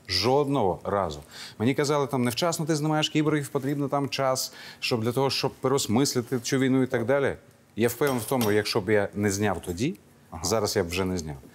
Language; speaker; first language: Ukrainian; non-native, local second language; Crimean Tatar